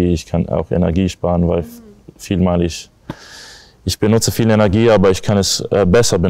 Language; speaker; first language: German; non-native, learner; English